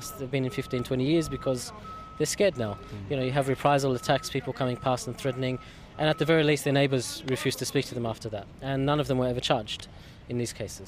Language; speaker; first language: English; native; English